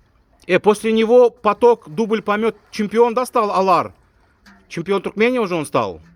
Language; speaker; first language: Russian; native; Russian